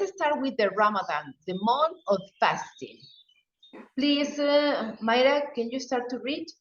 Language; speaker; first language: English; non-native, fluent; Spanish